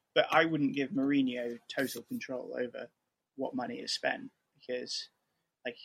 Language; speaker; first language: English; native; English